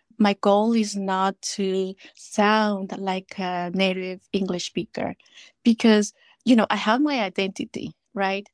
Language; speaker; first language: English; non-native, fluent; Spanish